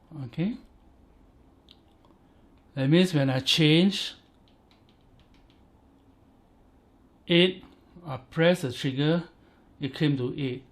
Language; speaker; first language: English; non-native, learner; Chinese